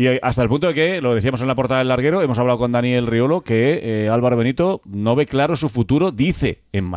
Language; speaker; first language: Spanish; native; Spanish